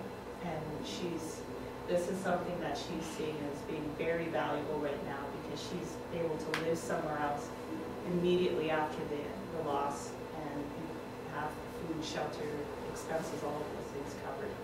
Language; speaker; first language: English; native; English